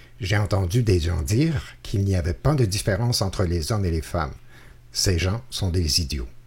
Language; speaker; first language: French; native; French